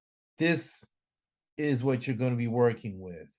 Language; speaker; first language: English; native; English